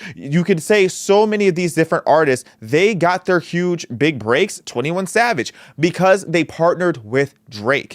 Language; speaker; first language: English; native; English